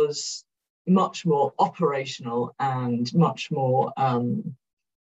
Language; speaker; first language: English; native; English